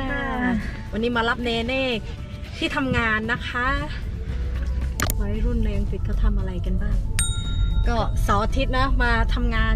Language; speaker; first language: Thai; native; Thai